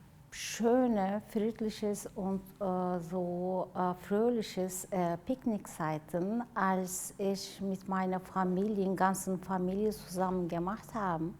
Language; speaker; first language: German; non-native, learner; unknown